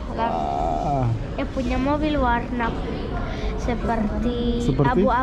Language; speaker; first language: Indonesian; early bilingual, other home language; English